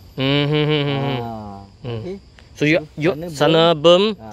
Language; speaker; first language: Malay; non-native, local second language; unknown